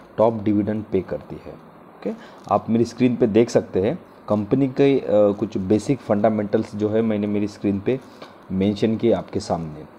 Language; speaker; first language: Hindi; non-native, local second language; Marathi